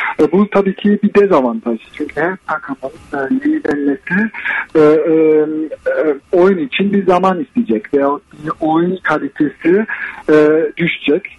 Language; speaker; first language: Turkish; early bilingual, heritage; Turkish